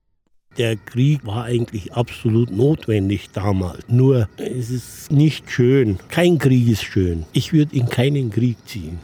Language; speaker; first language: German; non-native, fluent; Turkish